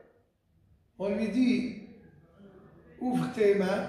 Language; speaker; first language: French; native; French